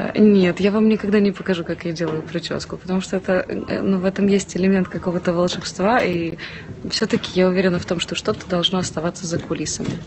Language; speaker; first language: Russian; non-native, local second language; Ukrainian